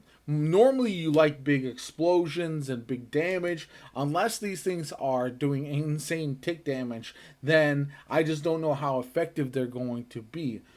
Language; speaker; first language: English; native; English